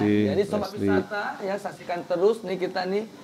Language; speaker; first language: Indonesian; native; Indonesian